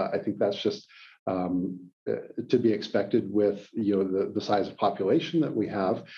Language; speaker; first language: English; native; English